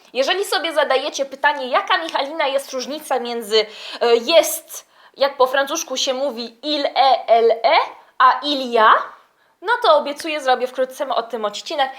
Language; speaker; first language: Polish; early bilingual, heritage; Polish